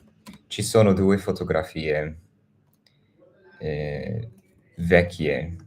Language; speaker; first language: Italian; non-native, learner; English